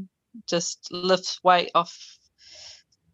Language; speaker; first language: English; native; English